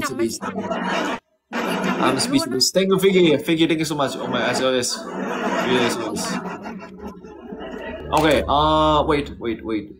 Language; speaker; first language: English; non-native, learner; Chinese